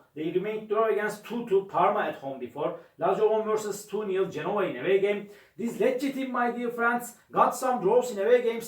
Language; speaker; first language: English; non-native, learner; Turkish